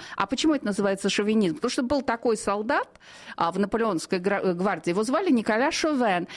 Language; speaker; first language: Russian; native; Russian